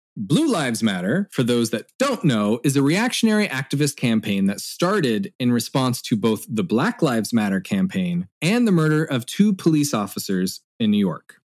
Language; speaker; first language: English; native; English